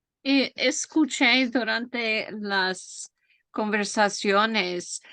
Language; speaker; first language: Spanish; non-native, fluent; English